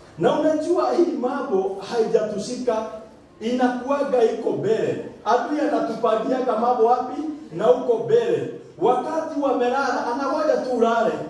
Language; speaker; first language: Swahili; non-native, local second language; Kikuyu